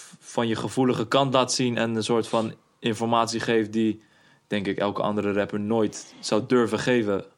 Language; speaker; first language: Dutch; native; Dutch